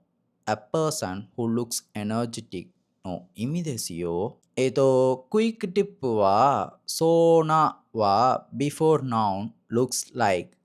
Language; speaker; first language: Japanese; non-native, learner; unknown